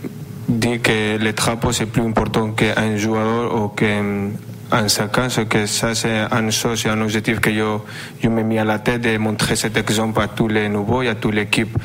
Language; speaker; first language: French; non-native, fluent; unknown